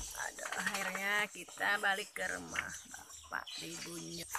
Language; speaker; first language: Indonesian; non-native, local second language; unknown